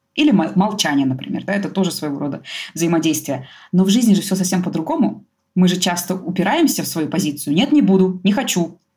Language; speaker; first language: Russian; native; Russian